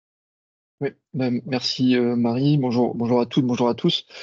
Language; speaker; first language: French; native; French